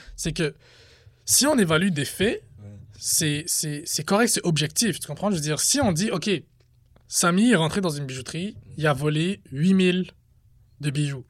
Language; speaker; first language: French; early bilingual, other home language; Arabic